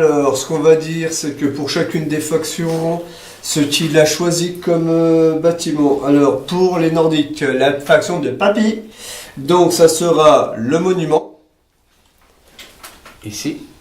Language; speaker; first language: French; native; French